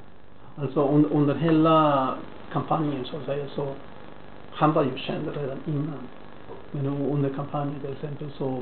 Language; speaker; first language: Swedish; non-native, fluent; Spanish